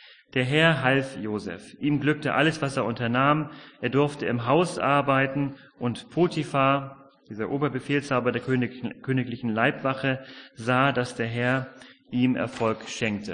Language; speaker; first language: German; native; German